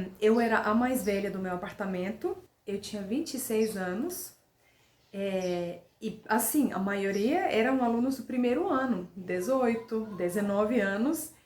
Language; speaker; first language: Portuguese; non-native, fluent; Finnish